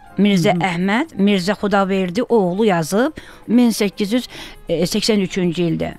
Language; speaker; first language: Azerbaijani; non-native, local second language; Talysh